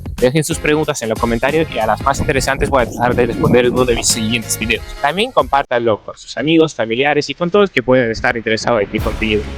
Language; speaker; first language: Spanish; non-native, fluent; Ukrainian